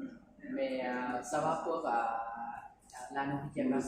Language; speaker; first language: French; non-native, learner; Lao